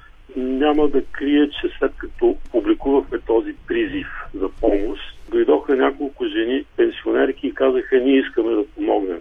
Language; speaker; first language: Bulgarian; native; Bulgarian